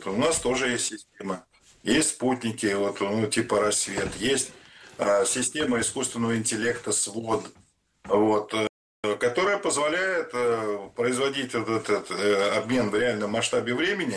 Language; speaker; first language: Russian; native; Russian